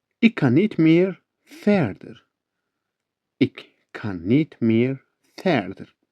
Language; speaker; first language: Dutch; non-native, learner; Turkish